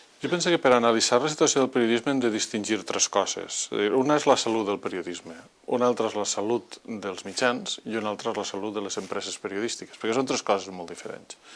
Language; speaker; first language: Catalan; native; Catalan